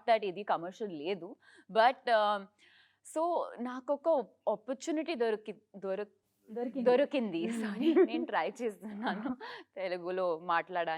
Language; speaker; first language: Telugu; early bilingual, heritage; Telugu